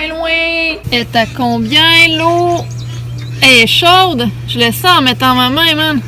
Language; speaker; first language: French; native; French